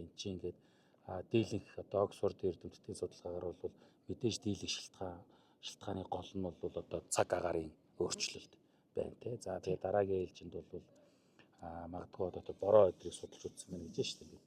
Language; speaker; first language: Mongolian; native; Mongolian